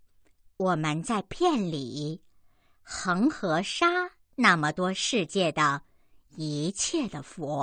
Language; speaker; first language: Chinese; native; Chinese